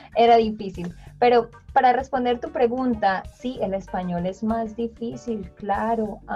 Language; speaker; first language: Spanish; native; Spanish